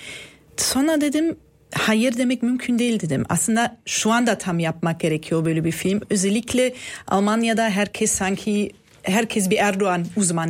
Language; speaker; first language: Turkish; non-native, fluent; German